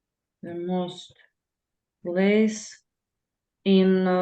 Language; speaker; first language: English; non-native, learner; Russian